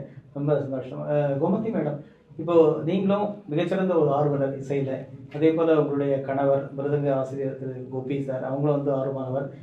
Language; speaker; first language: Tamil; native; Tamil